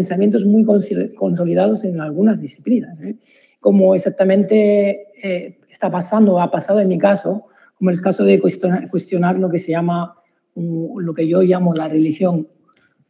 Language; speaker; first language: Spanish; non-native, fluent; Italian